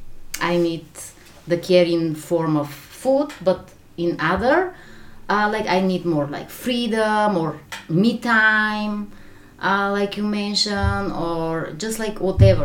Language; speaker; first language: English; non-native, fluent; Bulgarian